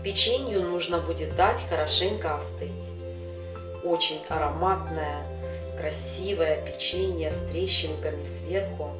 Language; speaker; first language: Russian; native; Russian